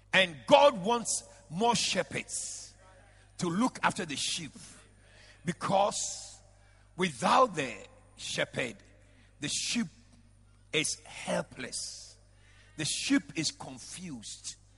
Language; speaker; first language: English; non-native, local second language; Akan